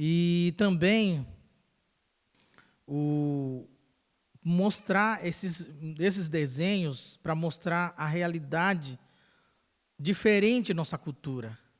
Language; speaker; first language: Portuguese; non-native, local second language; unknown